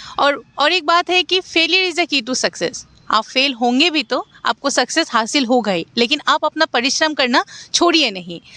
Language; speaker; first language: Hindi; non-native, local second language; Assamese